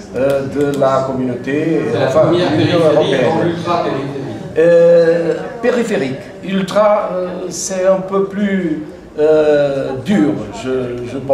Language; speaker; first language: French; non-native, fluent; Portuguese